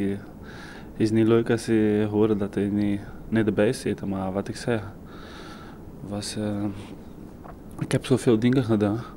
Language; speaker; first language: Dutch; non-native, learner; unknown